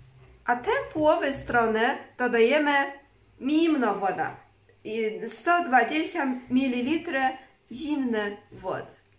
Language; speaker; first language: Polish; non-native, learner; Chinese